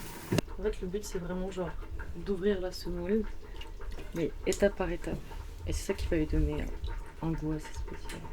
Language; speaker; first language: French; non-native, local second language; Arabic